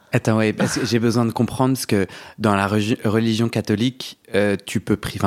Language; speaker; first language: French; native; French